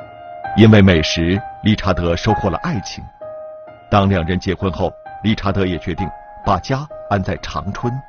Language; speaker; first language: Chinese; native; Chinese